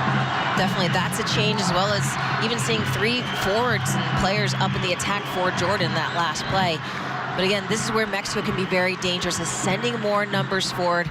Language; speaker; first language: English; native; English